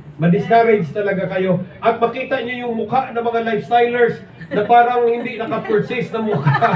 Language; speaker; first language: Filipino; non-native, local second language; Cebuano